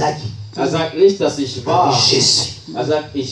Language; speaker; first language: German; non-native, fluent; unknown